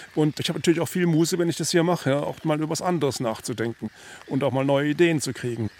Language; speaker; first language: German; native; German